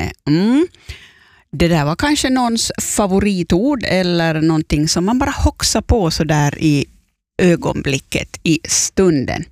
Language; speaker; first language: Swedish; native; Swedish